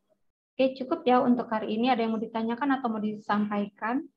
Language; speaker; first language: Indonesian; native; Indonesian